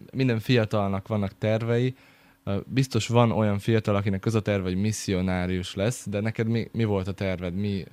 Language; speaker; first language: Hungarian; native; Hungarian